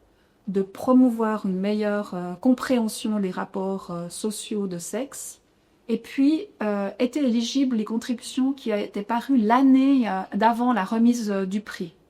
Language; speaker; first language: French; native; French